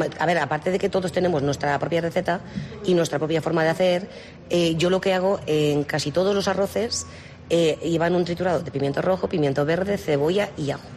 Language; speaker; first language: Spanish; non-native, fluent; Romanian